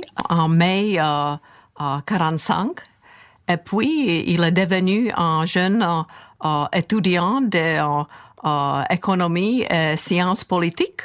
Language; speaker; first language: French; non-native, fluent; Czech